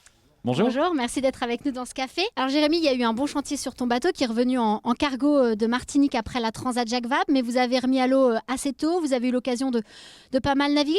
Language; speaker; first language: French; native; French